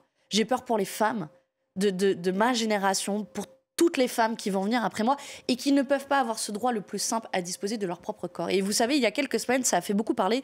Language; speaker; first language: French; native; French